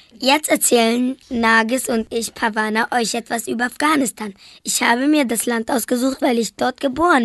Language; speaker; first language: German; early bilingual, other home language; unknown